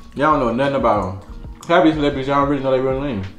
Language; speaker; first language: English; native; English